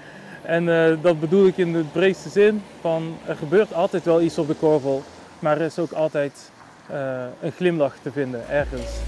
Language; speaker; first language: Dutch; native; Dutch